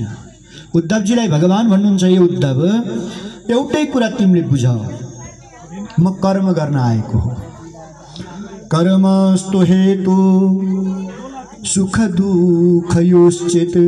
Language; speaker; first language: Nepali; native; Nepali